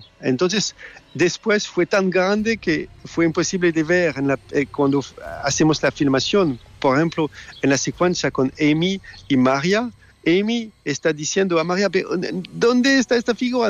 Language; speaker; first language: Spanish; non-native, fluent; French